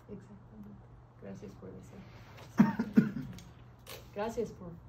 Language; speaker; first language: Spanish; early bilingual, heritage; English